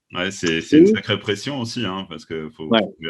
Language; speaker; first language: French; native; French